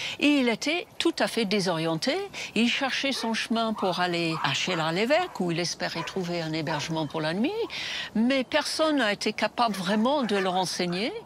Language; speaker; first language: French; non-native, fluent; English